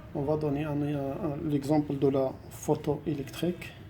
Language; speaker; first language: French; non-native, local second language; Arabic